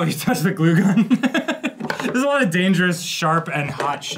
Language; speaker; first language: English; native; English